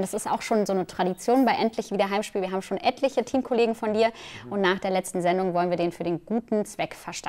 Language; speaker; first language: German; native; German